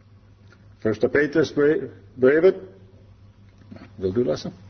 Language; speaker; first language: Swedish; non-native, learner; English